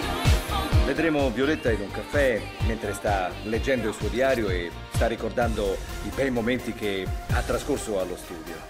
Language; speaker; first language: Italian; native; Italian